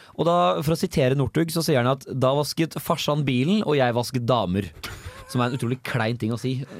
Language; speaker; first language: Norwegian; native; Norwegian